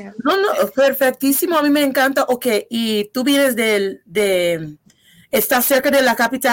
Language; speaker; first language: Spanish; non-native, fluent; English